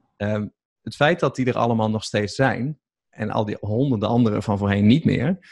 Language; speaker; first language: Dutch; native; Dutch